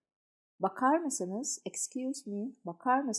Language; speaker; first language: Turkish; non-native, fluent; Arabic